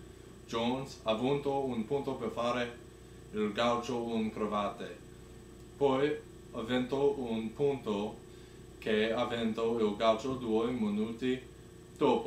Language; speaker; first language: Italian; non-native, learner; English